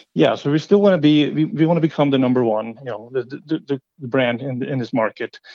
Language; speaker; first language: English; non-native, fluent; Norwegian